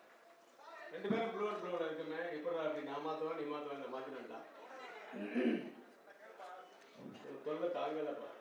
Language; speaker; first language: Tamil; native; Tamil